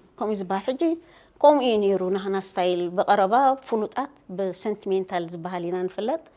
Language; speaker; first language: Tigrinya; native; Tigrinya